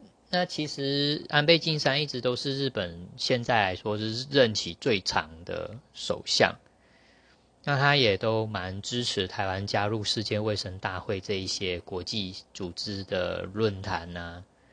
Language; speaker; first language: Chinese; native; Chinese